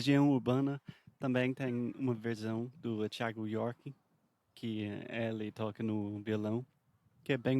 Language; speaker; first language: Portuguese; non-native, fluent; English